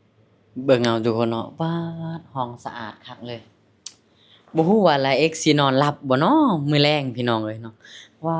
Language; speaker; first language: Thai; non-native, local second language; Lao